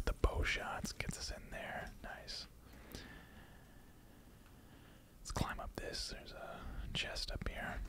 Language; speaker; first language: English; native; English